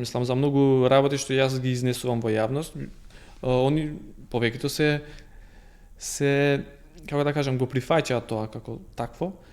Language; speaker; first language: Macedonian; non-native, local second language; Albanian